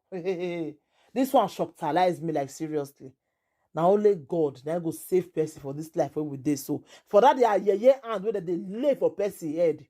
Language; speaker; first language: Nigerian Pidgin; native; Nigerian Pidgin